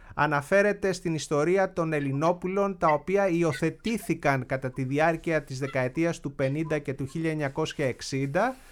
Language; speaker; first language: Greek; native; Greek